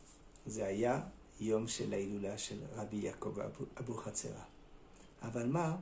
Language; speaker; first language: Hebrew; non-native, fluent; French